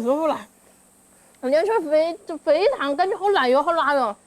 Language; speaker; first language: Chinese; native; Chinese